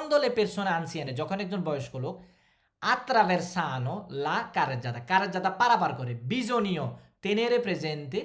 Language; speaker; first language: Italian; non-native, fluent; Bangla